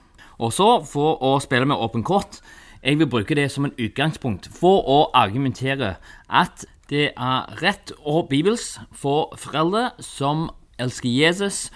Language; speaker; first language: Norwegian; non-native, fluent; English